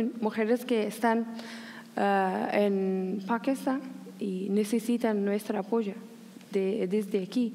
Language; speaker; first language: Spanish; non-native, learner; Persian